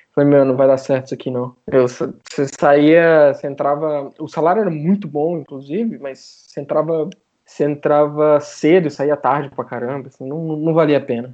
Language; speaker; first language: Portuguese; native; Portuguese